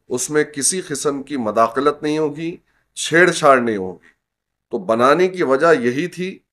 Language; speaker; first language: Urdu; native; Urdu